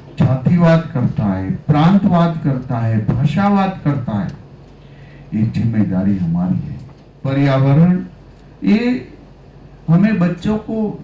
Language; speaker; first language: Hindi; non-native, local second language; Gujarati